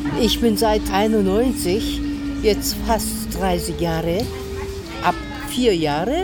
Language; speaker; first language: German; non-native, learner; Korean